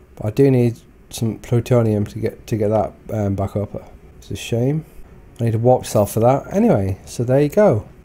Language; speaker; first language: English; native; English